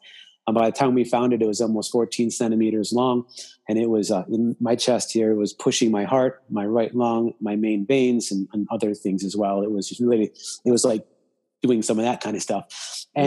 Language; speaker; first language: English; native; English